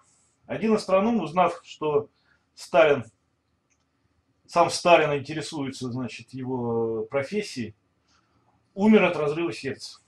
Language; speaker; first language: Russian; native; Russian